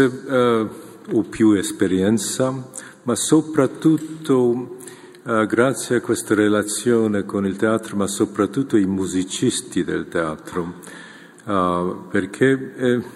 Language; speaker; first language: Italian; non-native, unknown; Korean